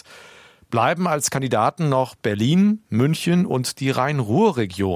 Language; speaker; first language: German; native; German